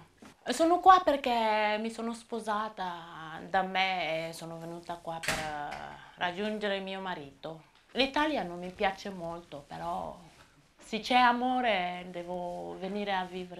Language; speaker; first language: Italian; non-native, fluent; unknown